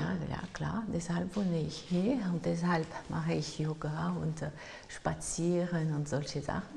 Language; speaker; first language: German; non-native, local second language; French